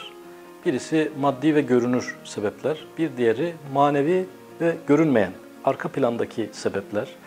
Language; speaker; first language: Turkish; native; Turkish